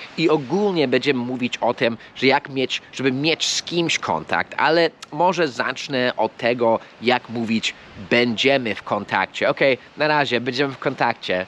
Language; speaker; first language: Polish; non-native, fluent; English